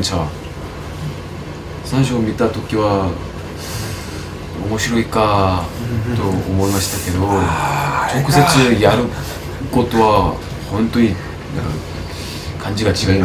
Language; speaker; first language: Japanese; non-native, fluent; Korean